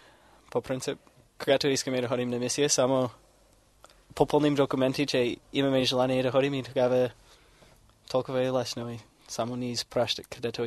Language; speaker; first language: Bulgarian; non-native, fluent; English